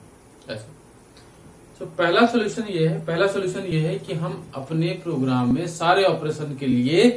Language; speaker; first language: Hindi; native; Hindi